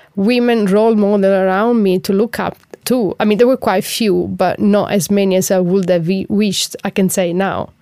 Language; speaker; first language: English; non-native, fluent; Italian